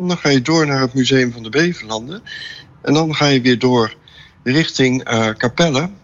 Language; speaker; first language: Dutch; native; Dutch